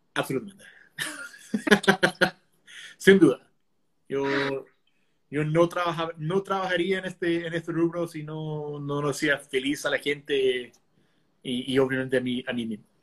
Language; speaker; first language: Spanish; non-native, fluent; English